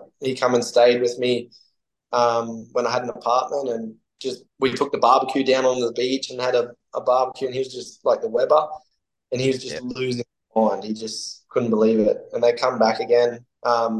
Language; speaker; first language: English; native; English